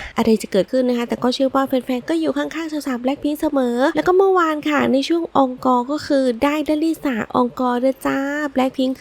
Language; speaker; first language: Thai; native; Thai